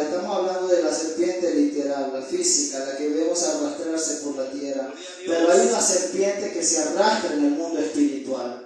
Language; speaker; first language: Spanish; native; Spanish